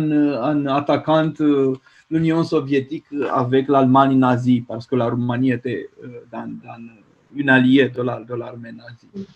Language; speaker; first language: French; non-native, fluent; Romanian